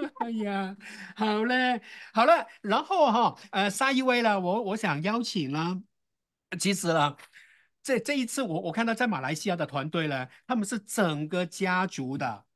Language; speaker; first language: Chinese; non-native, local second language; Cantonese